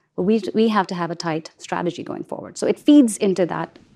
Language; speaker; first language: English; non-native, local second language; Hindi